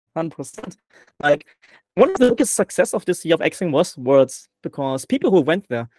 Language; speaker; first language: English; non-native, fluent; German